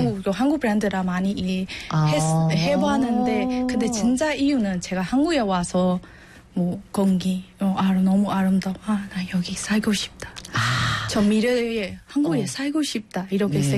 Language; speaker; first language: Korean; non-native, learner; Burmese